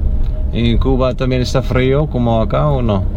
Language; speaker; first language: Spanish; non-native, learner; English